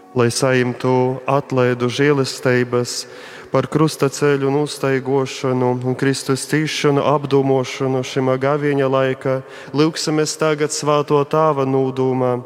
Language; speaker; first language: Latvian; native; Latvian